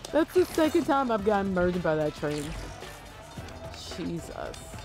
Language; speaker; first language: English; native; English